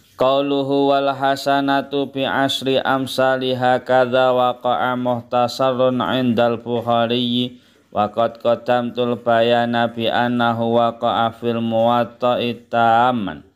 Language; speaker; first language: Arabic; non-native, fluent; Indonesian